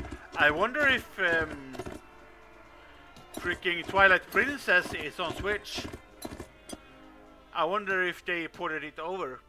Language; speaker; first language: English; non-native, fluent; Swedish